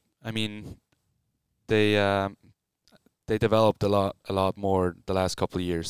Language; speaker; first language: English; non-native, fluent; Swiss German